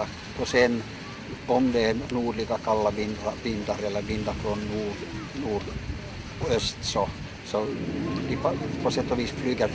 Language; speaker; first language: Swedish; non-native, local second language; Finnish